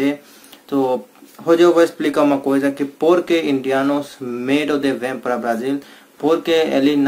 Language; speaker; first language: Portuguese; non-native, learner; Hindi